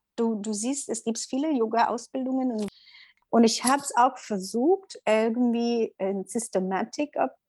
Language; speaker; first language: German; non-native, learner; Tamil